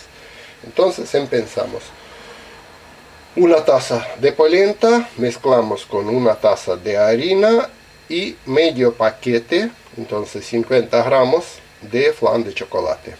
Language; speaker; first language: Spanish; non-native, learner; Russian